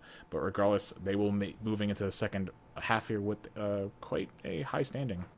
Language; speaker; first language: English; native; English